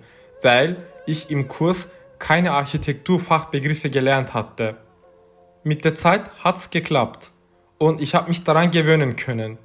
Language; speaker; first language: German; non-native, fluent; Turkish